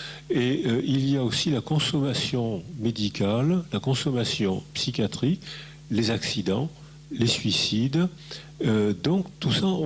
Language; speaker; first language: French; native; French